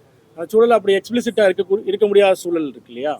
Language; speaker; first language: Tamil; native; Tamil